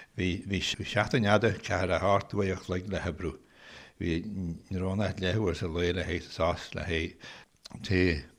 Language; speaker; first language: Irish; native; Irish